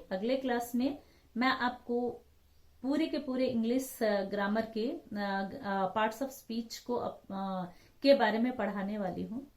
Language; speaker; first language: Hindi; non-native, local second language; Telugu